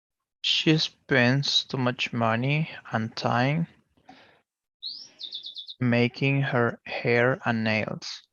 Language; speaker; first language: English; non-native, learner; Portuguese